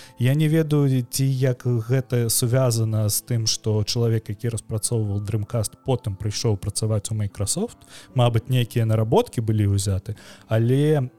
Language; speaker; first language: Belarusian; non-native, local second language; Russian